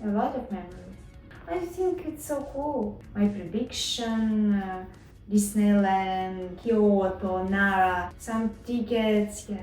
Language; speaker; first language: English; non-native, learner; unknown